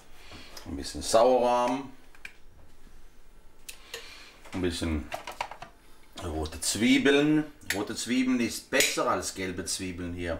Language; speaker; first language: German; non-native, fluent; Swedish